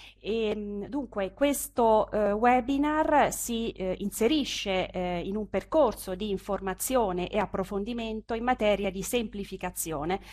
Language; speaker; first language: Italian; native; Italian